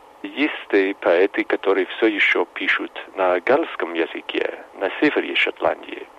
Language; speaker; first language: Russian; non-native, fluent; English